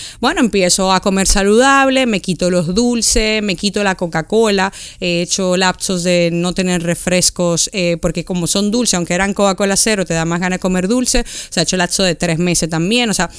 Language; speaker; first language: Spanish; native; Spanish